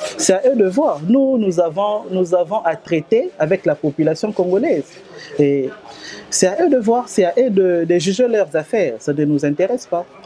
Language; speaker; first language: French; non-native, local second language; Lingala